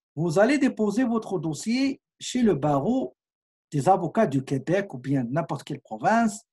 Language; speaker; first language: French; non-native, local second language; Arabic